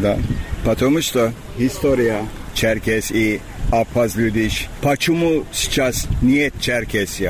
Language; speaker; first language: Russian; non-native, learner; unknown